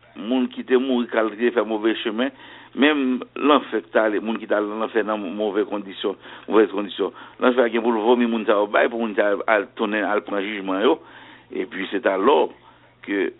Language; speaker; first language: French; non-native, local second language; Haitian Creole